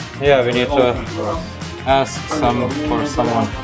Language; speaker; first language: English; non-native, fluent; Lithuanian